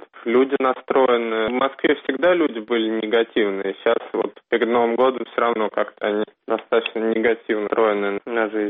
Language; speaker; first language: Russian; native; Russian